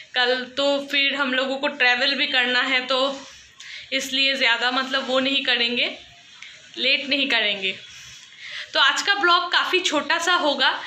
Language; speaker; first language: Hindi; non-native, local second language; Bangla